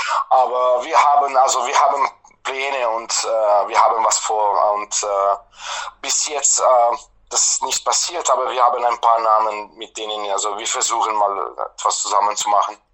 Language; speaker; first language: German; non-native, fluent; Italian